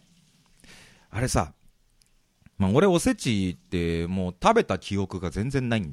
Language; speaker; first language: Japanese; native; Japanese